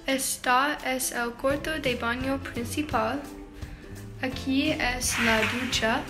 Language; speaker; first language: Spanish; non-native, learner; English